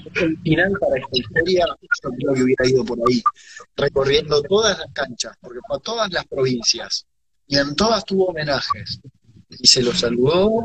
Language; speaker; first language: Spanish; native; Spanish